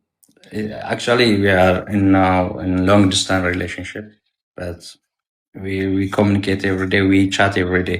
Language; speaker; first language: English; non-native, learner; Amharic